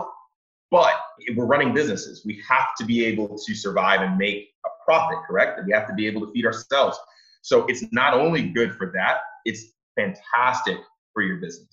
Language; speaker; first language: English; native; English